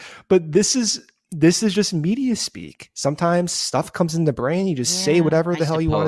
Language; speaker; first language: English; native; English